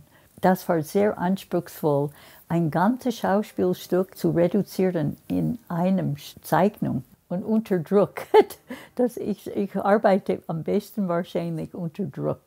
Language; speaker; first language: German; non-native, fluent; English